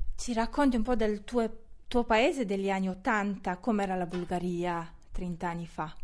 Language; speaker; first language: Italian; native; Italian